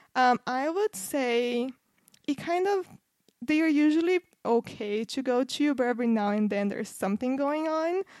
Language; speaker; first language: English; non-native, fluent; Portuguese